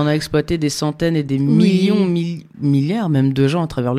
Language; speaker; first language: French; native; French